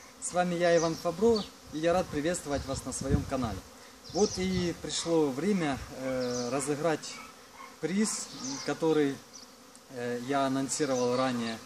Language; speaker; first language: Russian; non-native, local second language; Ukrainian